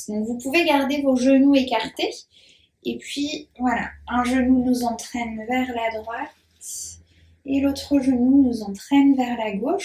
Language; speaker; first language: French; native; French